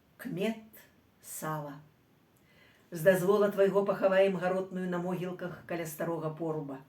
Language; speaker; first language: Belarusian; native; Belarusian